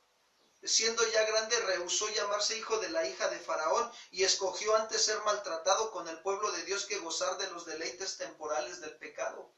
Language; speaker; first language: Spanish; native; Spanish